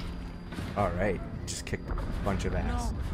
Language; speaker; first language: English; native; English